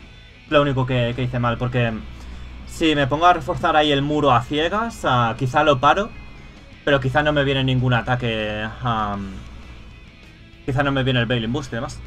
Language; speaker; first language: Spanish; native; Spanish